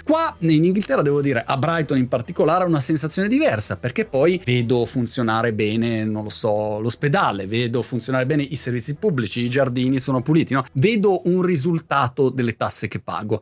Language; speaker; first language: Italian; native; Italian